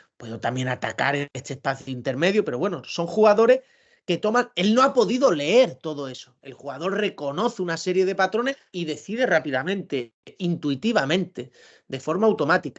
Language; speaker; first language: Spanish; native; Spanish